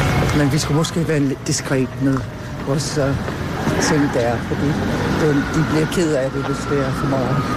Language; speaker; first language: Danish; non-native, fluent; English